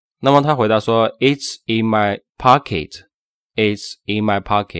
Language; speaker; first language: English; non-native, fluent; Chinese